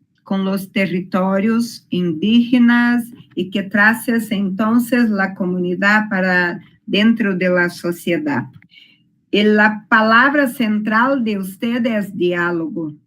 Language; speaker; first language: Spanish; non-native, learner; Portuguese